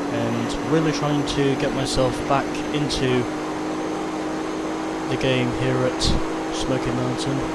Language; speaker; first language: English; native; English